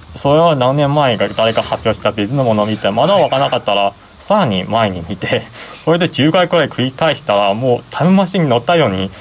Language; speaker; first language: Japanese; non-native, fluent; Chinese